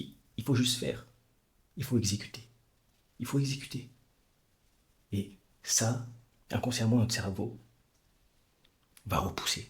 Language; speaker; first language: French; native; French